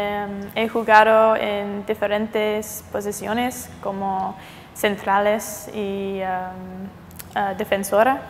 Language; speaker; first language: Spanish; non-native, fluent; English